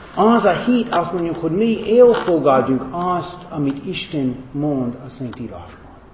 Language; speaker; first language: Hungarian; non-native, fluent; English